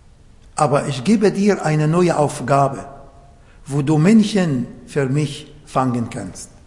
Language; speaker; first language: German; non-native, learner; Arabic